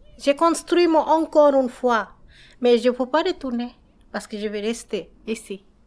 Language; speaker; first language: French; non-native, learner; Bangla